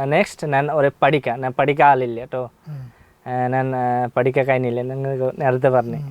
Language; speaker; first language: Malayalam; non-native, local second language; Bangla